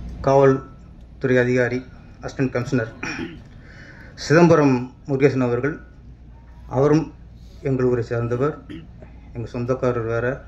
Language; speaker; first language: Tamil; native; Tamil